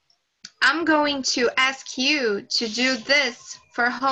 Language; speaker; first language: English; non-native, fluent; Portuguese